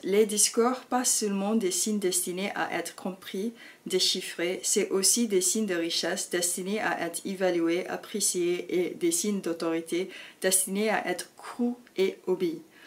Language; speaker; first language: French; non-native, fluent; English